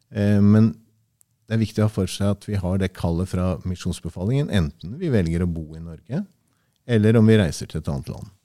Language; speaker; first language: Norwegian; early bilingual, heritage; Norwegian